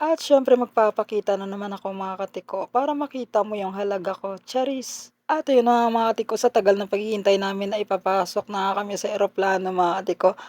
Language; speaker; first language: Filipino; non-native, local second language; Hiligaynon